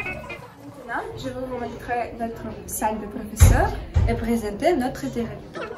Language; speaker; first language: French; non-native, learner; Russian